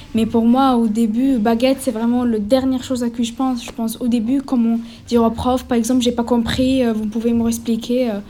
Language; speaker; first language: French; non-native, fluent; Spanish